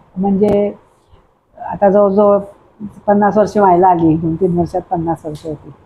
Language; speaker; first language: Marathi; non-native, local second language; Kannada